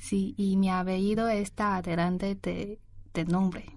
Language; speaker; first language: Spanish; non-native, learner; Chinese